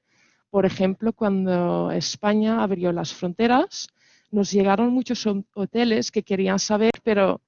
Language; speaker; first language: Spanish; non-native, fluent; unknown